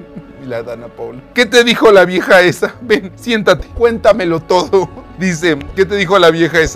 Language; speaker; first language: Spanish; native; Spanish